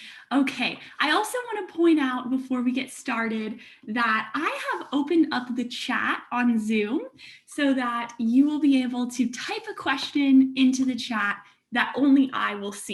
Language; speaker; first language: English; native; English